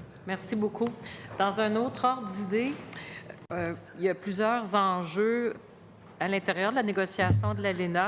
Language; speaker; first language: French; native; French